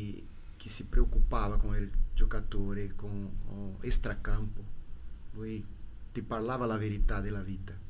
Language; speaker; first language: Italian; non-native, learner; Portuguese